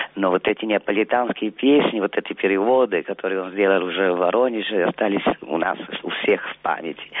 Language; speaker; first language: Russian; non-native, fluent; Italian